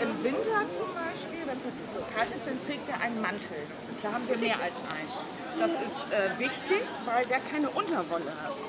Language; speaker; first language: German; native; German